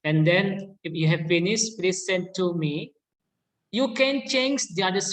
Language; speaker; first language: English; non-native, learner; Indonesian